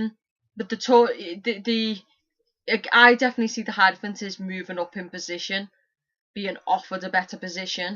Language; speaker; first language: English; native; English